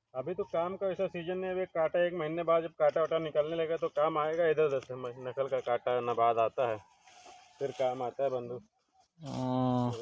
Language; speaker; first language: Hindi; native; Hindi